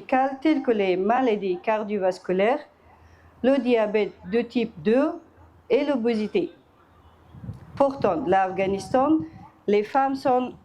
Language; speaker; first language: French; non-native, fluent; Persian